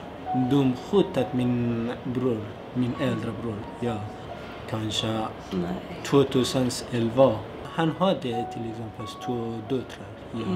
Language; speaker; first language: Swedish; non-native, learner; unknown